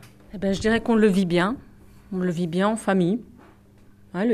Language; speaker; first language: French; native; French